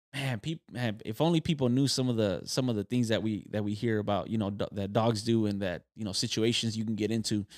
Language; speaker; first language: English; native; English